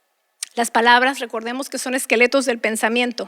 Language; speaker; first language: Spanish; native; Spanish